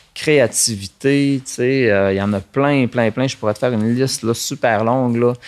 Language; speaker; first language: French; native; French